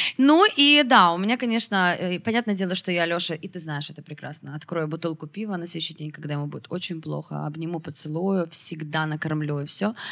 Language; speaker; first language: Russian; native; Russian